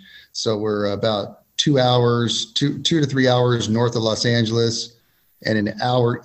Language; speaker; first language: English; native; English